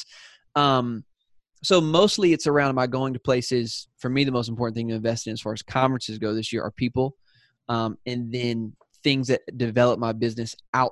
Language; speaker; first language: English; native; English